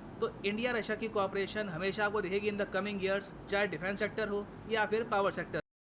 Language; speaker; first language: Hindi; native; Hindi